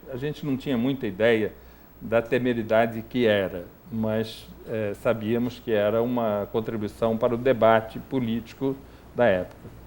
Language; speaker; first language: Portuguese; native; Portuguese